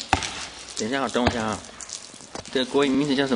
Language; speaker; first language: Chinese; native; Chinese